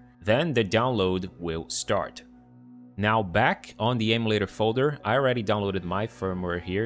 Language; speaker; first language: English; non-native, fluent; Portuguese